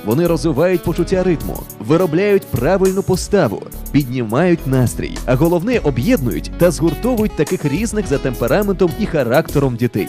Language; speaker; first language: Ukrainian; native; Ukrainian